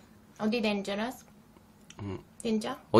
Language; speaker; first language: English; non-native, learner; Turkish